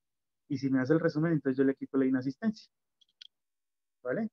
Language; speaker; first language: Spanish; native; Spanish